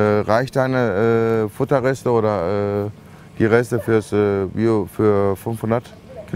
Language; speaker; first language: German; non-native, fluent; Turkish